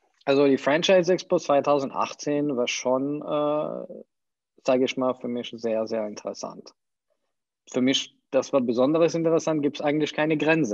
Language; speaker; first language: German; non-native, fluent; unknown